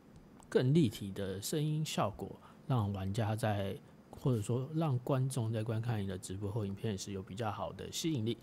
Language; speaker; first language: Chinese; native; Chinese